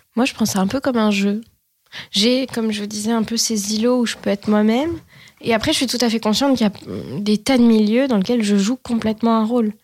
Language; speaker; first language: French; native; French